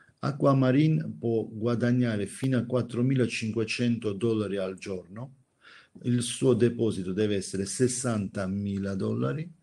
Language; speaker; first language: Italian; non-native, fluent; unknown